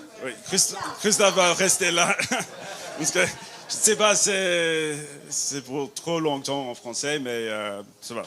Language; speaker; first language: French; non-native, learner; English